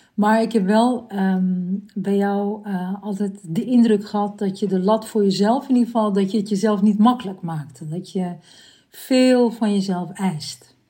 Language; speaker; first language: Dutch; early bilingual, other home language; Turkish